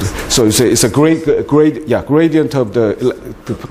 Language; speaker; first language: English; non-native, fluent; Korean